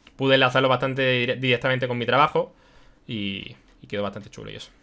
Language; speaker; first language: Spanish; early bilingual, other home language; German